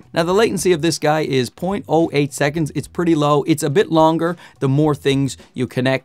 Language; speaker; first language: English; native; English